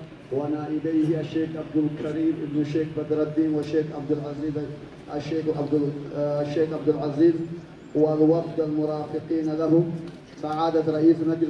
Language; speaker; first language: Arabic; non-native, fluent; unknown